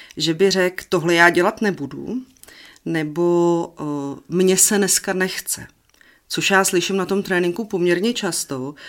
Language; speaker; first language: Czech; native; Czech